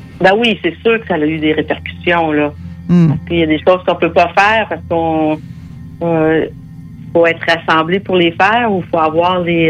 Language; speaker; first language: French; native; French